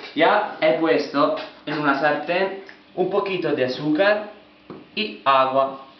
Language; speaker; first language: Spanish; non-native, fluent; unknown